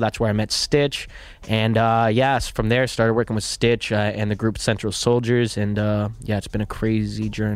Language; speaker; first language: English; native; English